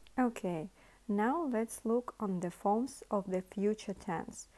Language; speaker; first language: English; non-native, fluent; Russian